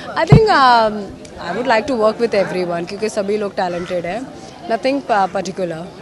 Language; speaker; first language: Hindi; non-native, local second language; Marathi